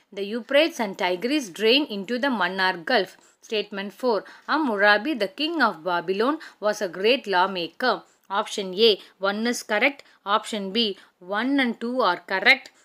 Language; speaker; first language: English; non-native, local second language; Tamil